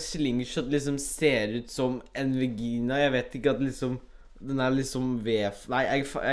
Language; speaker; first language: Norwegian; native; Norwegian